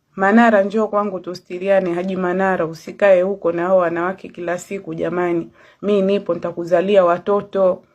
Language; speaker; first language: Swahili; native; Swahili